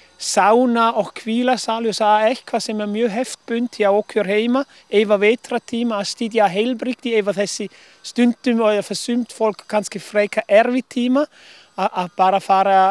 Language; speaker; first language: Icelandic; non-native, learner; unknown